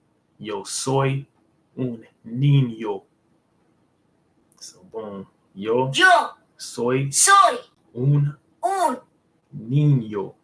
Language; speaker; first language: Spanish; non-native, learner; English